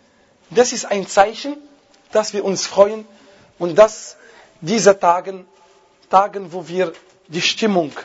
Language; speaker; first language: German; non-native, fluent; Arabic